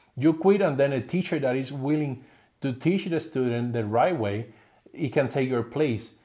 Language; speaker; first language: English; non-native, fluent; Spanish